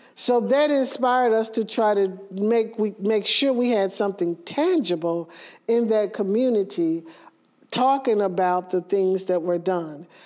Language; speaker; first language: English; native; English